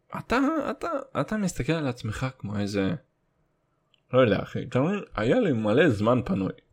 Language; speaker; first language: Hebrew; native; Hebrew